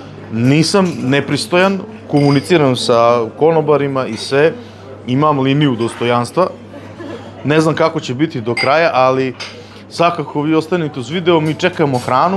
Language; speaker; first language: Bosnian; native; Bosnian